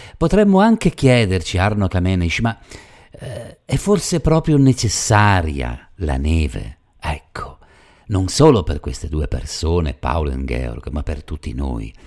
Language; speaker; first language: Italian; native; Italian